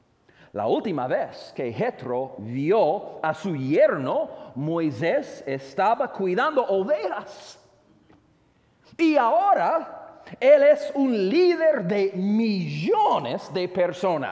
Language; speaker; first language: Spanish; non-native, fluent; English